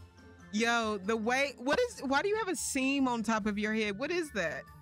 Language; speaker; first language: English; native; English